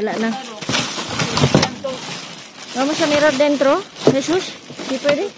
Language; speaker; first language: Spanish; non-native, learner; Filipino